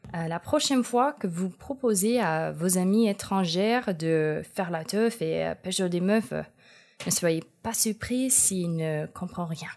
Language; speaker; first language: French; non-native, fluent; English